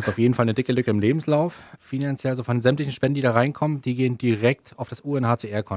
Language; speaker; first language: German; native; German